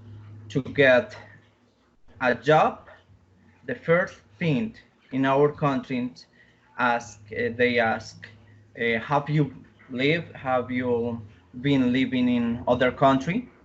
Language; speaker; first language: English; non-native, learner; Spanish